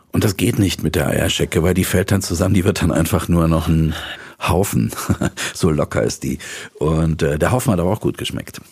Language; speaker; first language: German; native; German